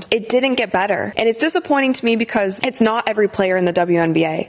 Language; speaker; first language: English; native; English